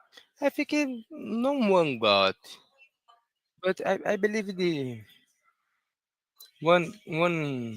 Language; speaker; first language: English; non-native, learner; Portuguese